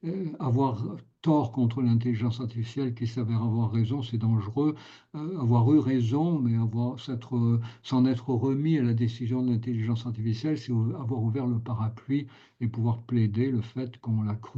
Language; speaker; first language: French; native; French